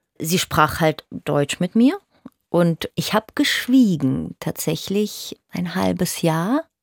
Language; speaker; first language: German; early bilingual, other home language; Russian